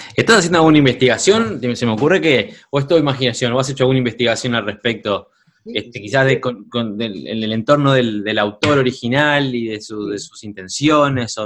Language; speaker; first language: Spanish; native; Spanish